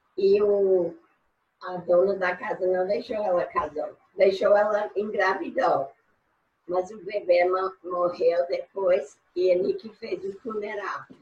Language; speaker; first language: Portuguese; non-native, fluent; English